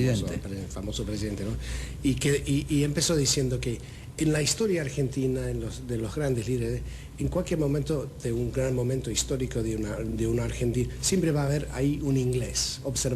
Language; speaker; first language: Spanish; non-native, fluent; English